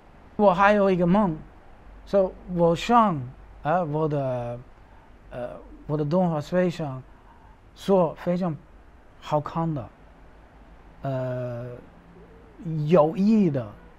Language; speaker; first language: Chinese; non-native, learner; Dutch